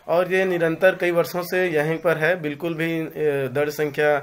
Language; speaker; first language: Hindi; native; Hindi